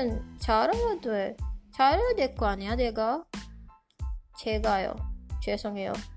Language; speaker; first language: Korean; non-native, learner; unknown